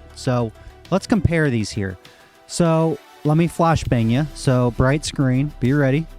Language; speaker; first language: English; native; English